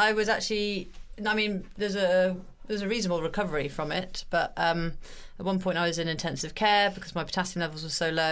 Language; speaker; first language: English; native; English